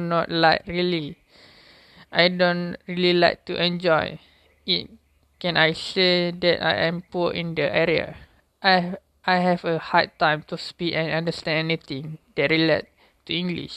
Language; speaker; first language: English; non-native, local second language; Malay